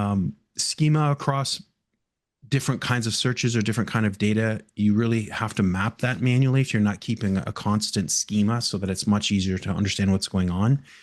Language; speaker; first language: English; native; English